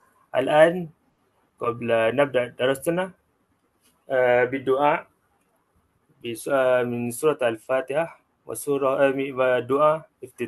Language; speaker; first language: Arabic; non-native, learner; Malay